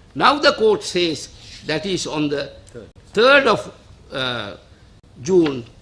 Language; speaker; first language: English; non-native, local second language; Sinhala